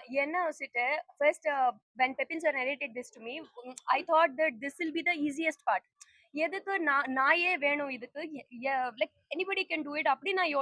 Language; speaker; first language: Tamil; non-native, fluent; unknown